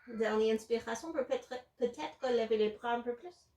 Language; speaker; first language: French; non-native, learner; English